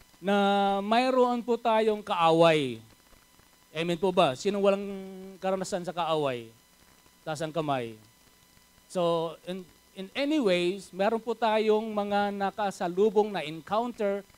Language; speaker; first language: Filipino; native; Filipino